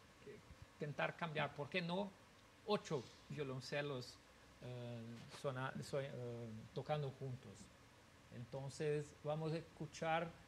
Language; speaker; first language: Spanish; non-native, learner; Portuguese